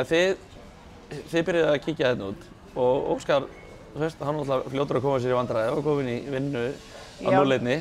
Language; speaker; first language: Icelandic; native; Icelandic